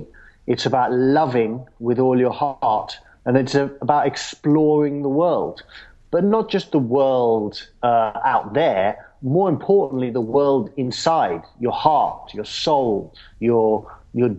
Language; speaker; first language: English; native; English